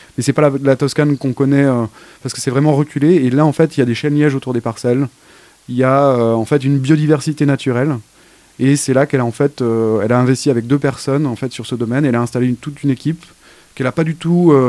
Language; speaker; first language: French; native; French